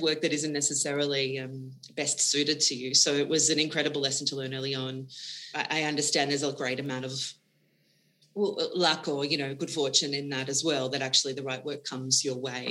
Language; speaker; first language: English; native; English